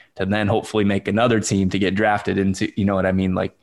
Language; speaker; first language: English; native; English